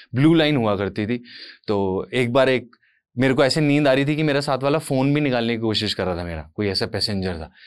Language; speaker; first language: Hindi; native; Hindi